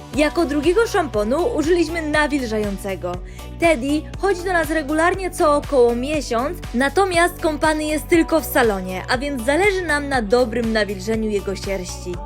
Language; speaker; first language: Polish; native; Polish